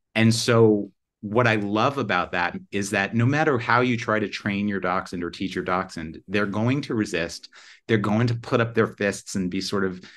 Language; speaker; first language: English; native; English